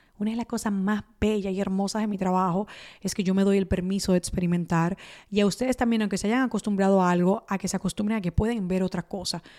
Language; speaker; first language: Spanish; early bilingual, other home language; Italian